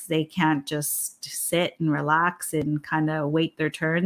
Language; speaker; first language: English; non-native, local second language; Filipino